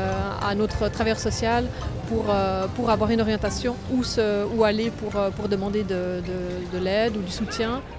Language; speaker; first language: French; native; French